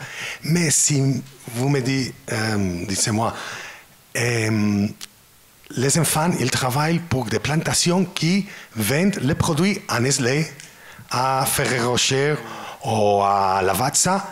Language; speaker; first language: French; non-native, learner; Spanish